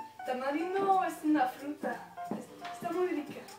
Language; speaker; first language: Spanish; non-native, learner; French